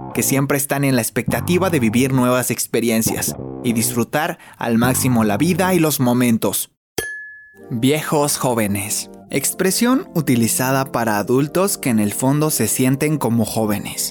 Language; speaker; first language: Spanish; native; Spanish